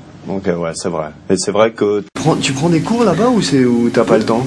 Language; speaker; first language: French; native; French